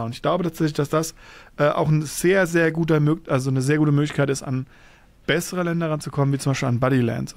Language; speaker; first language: German; native; German